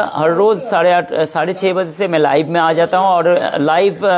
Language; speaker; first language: Hindi; non-native, local second language; Bangla